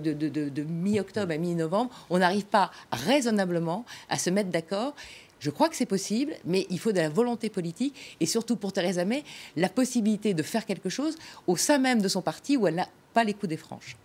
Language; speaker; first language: French; native; French